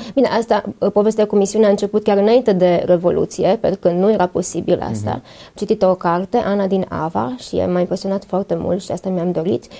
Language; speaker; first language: Romanian; native; Romanian